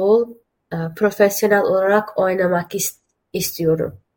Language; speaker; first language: Turkish; early bilingual, heritage; Turkish